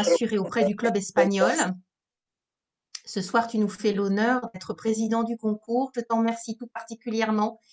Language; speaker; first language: French; native; French